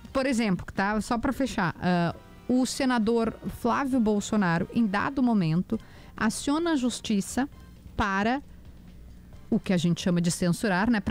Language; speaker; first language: Portuguese; native; Portuguese